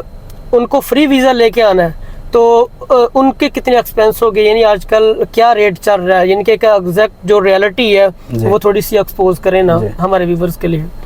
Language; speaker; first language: Hindi; native; Hindi